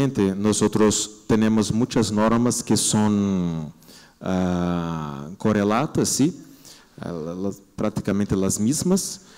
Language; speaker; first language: Spanish; non-native, learner; Portuguese